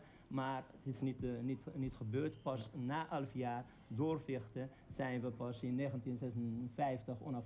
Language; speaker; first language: Dutch; non-native, fluent; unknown